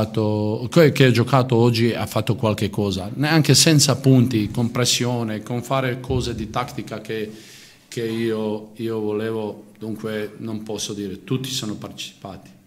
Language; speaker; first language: Italian; non-native, fluent; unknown